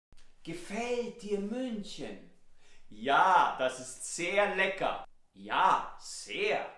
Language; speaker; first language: German; non-native, fluent; Italian